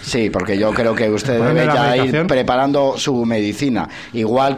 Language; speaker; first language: Spanish; native; Spanish